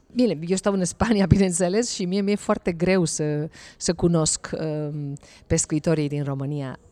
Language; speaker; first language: Romanian; non-native, fluent; Spanish